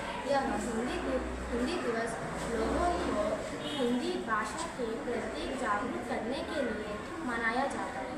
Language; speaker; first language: Hindi; non-native, local second language; Telugu